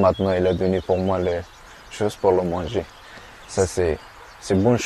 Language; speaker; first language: French; non-native, learner; Persian